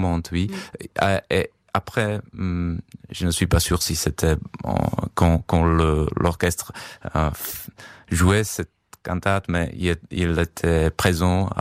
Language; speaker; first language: French; non-native, fluent; Czech